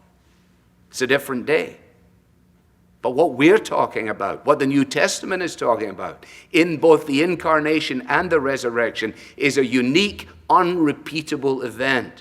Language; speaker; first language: English; native; English